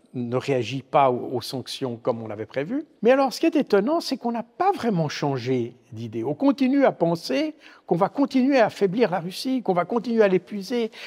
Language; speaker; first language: French; native; French